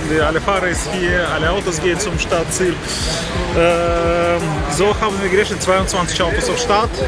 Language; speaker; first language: German; non-native, learner; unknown